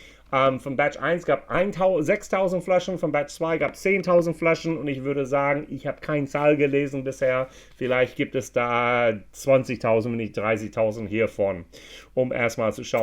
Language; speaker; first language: German; non-native, fluent; English